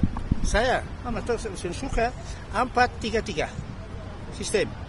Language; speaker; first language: Indonesian; early bilingual, heritage; Indonesian